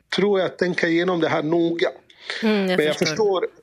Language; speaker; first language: Swedish; early bilingual, other home language; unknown